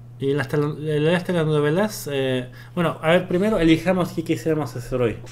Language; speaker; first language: Spanish; early bilingual, other home language; Korean